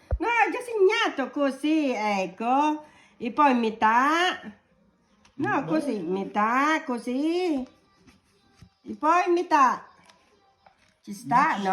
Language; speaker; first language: Italian; non-native, local second language; Filipino